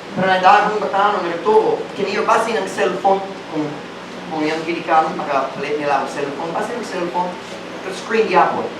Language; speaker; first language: Cebuano; non-native, fluent; English